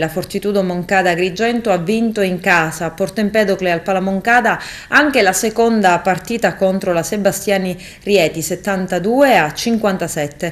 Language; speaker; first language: Italian; native; Italian